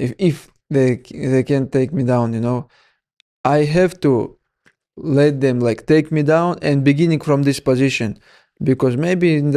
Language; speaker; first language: English; non-native, learner; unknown